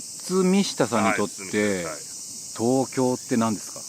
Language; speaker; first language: Japanese; native; Japanese